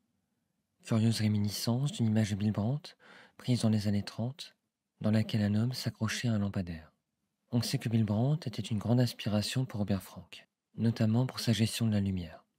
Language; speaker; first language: French; native; French